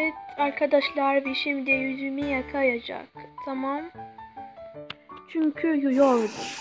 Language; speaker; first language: Turkish; non-native, learner; Arabic